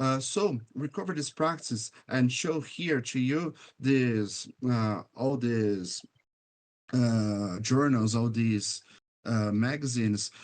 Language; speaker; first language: English; non-native, fluent; Portuguese